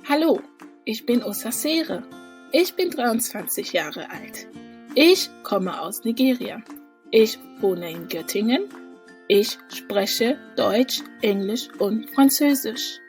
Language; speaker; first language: German; non-native, fluent; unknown